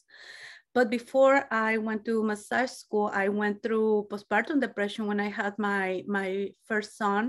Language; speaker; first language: English; non-native, fluent; Spanish